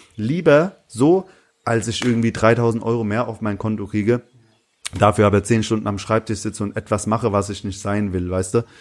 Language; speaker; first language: German; early bilingual, other home language; Turkish